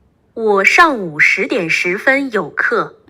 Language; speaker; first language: Chinese; non-native, learner; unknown